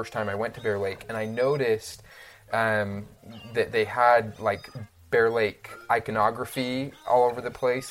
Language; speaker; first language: English; native; English